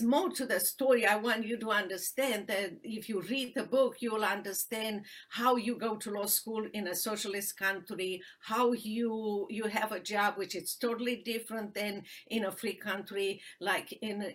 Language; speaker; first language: English; non-native, fluent; Romanian